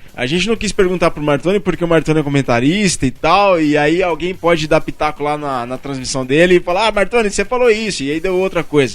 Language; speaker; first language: Portuguese; native; Portuguese